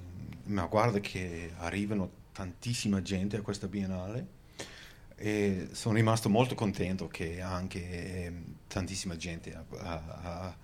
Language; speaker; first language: Italian; early bilingual, heritage; Venetian